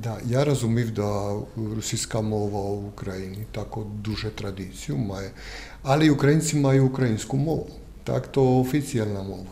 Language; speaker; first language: Ukrainian; non-native, learner; Croatian